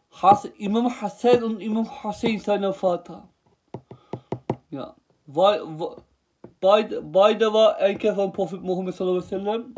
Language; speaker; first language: German; non-native, learner; Turkish